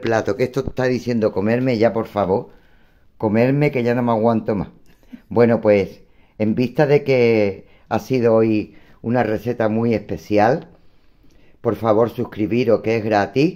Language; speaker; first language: Spanish; native; Spanish